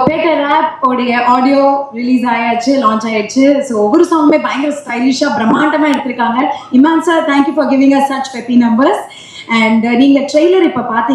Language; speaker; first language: Tamil; native; Tamil